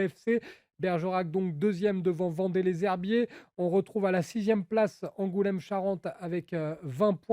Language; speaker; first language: French; native; French